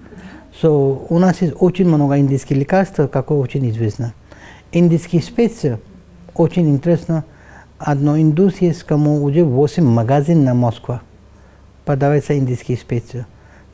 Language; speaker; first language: Russian; non-native, learner; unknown